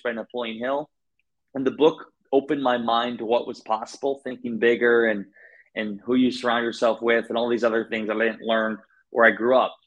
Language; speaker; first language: English; native; English